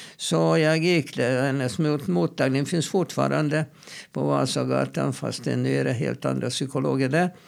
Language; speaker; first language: Swedish; non-native, fluent; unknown